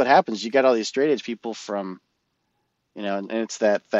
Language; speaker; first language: English; native; English